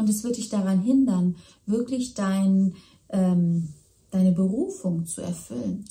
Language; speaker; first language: German; native; German